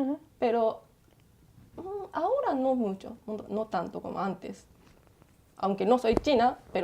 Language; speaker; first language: Spanish; non-native, learner; Japanese